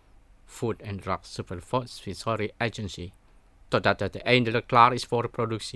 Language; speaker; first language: Dutch; non-native, fluent; Indonesian